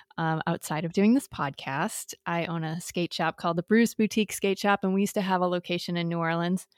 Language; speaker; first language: English; native; English